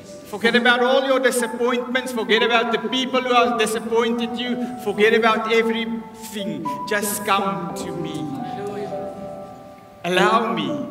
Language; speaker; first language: English; non-native, local second language; Afrikaans